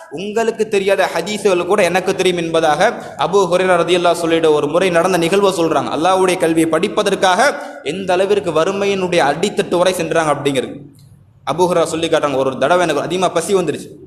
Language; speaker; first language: Tamil; native; Tamil